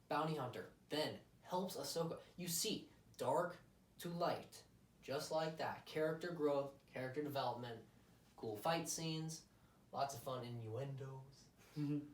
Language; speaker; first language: English; native; English